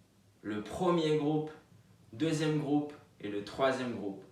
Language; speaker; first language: French; non-native, fluent; Portuguese